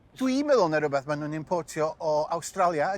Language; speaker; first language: Welsh; native; Welsh